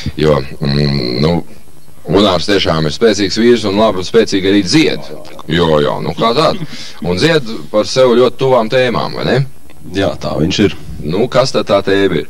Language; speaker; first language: Latvian; native; Latvian